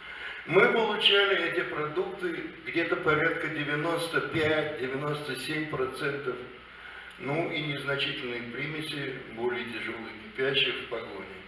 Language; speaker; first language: Russian; native; Russian